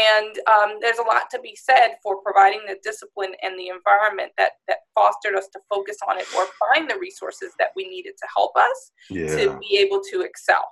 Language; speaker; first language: English; native; English